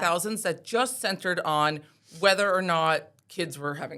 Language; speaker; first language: English; native; English